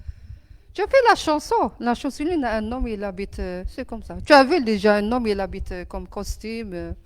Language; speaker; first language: French; non-native, learner; Arabic